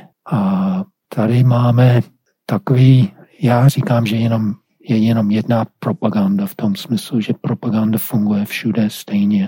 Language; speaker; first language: Czech; non-native, fluent; English